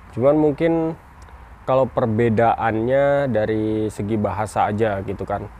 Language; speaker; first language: Indonesian; native; Indonesian